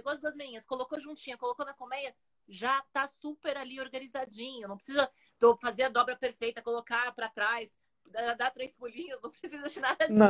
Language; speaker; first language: Portuguese; native; Portuguese